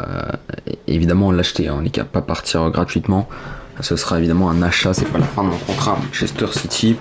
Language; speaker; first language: French; native; French